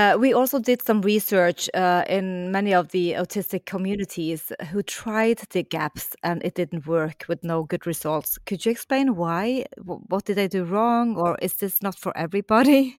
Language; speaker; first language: English; non-native, fluent; Norwegian